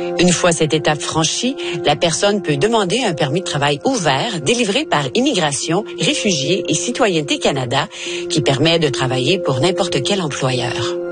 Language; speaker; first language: French; native; French